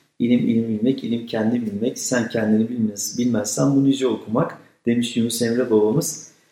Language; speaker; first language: Turkish; native; Turkish